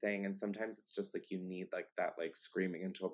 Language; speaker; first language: English; native; English